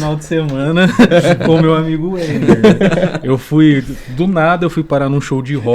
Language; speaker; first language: Portuguese; native; Portuguese